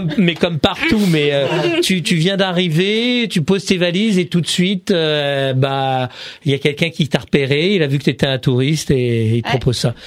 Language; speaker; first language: French; native; French